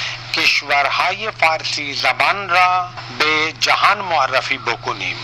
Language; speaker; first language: Persian; non-native, fluent; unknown